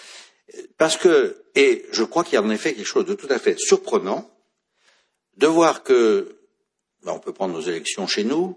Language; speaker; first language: French; native; French